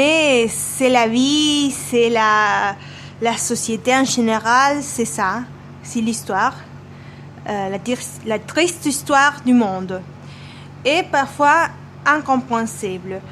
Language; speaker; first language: French; non-native, learner; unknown